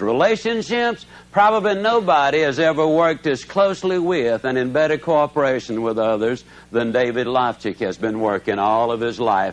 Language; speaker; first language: English; native; English